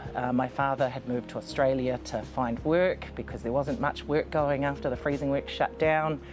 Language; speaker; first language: English; native; English